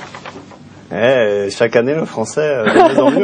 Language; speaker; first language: French; native; French